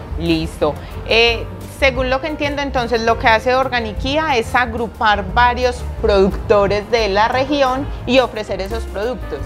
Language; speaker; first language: Spanish; native; Spanish